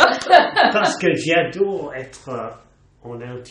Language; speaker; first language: French; non-native, learner; English